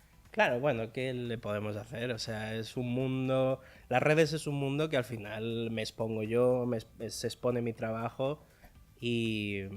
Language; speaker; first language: Spanish; early bilingual, other home language; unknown